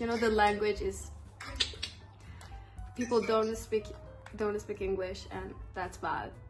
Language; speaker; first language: English; non-native, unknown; Persian